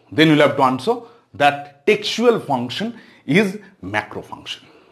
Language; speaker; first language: English; non-native, local second language; Bangla